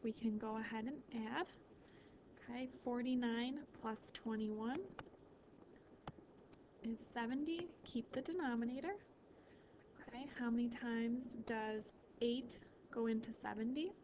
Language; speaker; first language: English; native; English